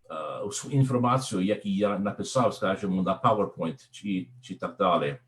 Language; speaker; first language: Ukrainian; non-native, learner; English